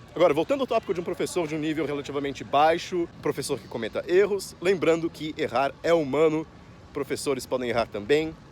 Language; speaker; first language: Portuguese; native; Portuguese